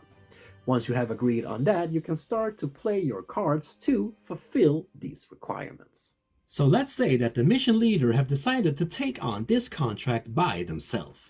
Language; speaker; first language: English; non-native, fluent; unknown